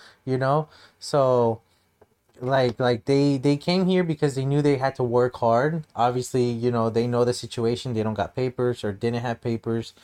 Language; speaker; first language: English; early bilingual, other home language; Spanish